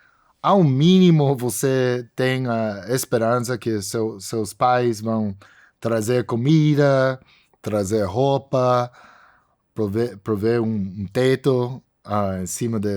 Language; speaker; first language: Portuguese; non-native, fluent; English